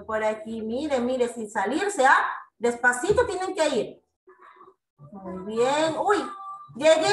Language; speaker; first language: Spanish; native; Spanish